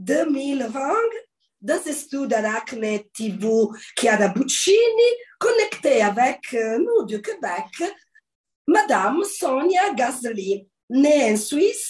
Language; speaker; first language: French; non-native, learner; Italian